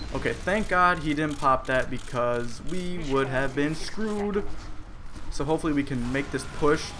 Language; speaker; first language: English; native; English